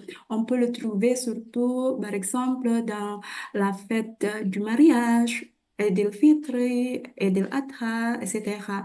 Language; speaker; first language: French; non-native, fluent; Indonesian